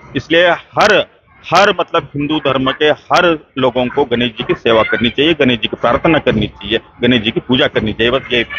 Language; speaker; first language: Hindi; non-native, local second language; Marathi